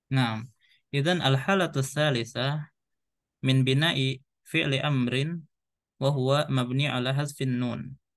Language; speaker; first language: Arabic; non-native, fluent; Indonesian